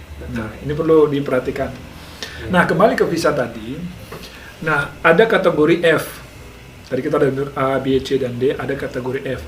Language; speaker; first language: Indonesian; native; Indonesian